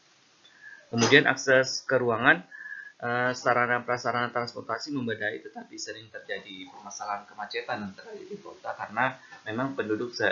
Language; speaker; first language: Indonesian; native; Indonesian